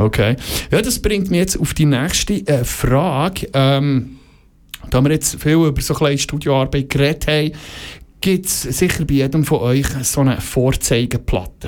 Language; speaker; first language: German; native; German